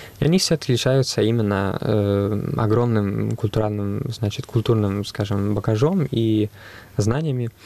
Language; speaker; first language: Russian; non-native, fluent; Italian